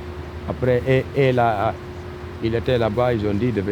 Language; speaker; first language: French; non-native, learner; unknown